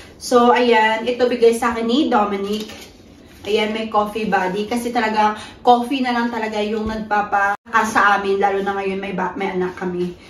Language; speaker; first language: Filipino; native; Filipino